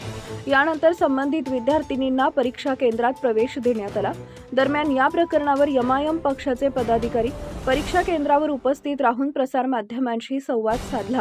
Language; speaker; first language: Marathi; native; Marathi